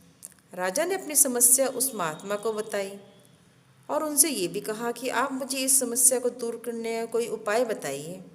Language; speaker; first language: Hindi; native; Hindi